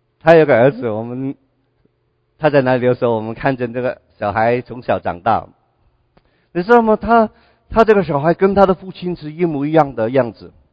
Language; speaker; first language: Chinese; non-native, local second language; Cantonese